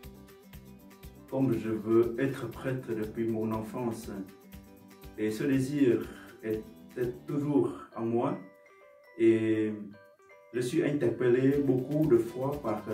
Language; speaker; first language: French; non-native, fluent; Vietnamese